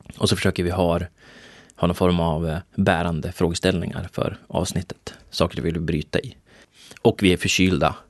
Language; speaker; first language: Swedish; native; Swedish